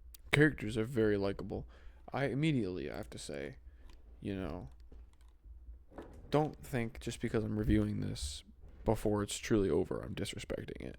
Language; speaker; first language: English; native; English